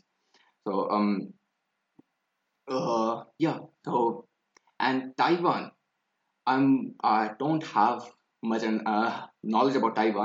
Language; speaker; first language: English; non-native, local second language; Hindi